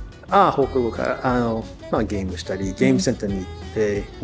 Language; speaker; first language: Japanese; non-native, learner; English